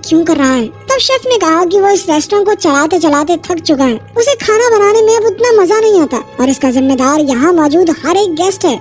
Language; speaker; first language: Hindi; native; Hindi